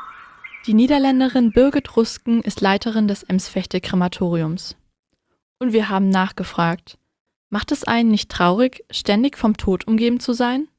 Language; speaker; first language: German; native; German